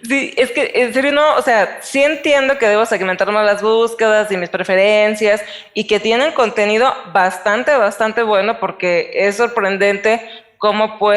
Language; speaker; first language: Spanish; native; Spanish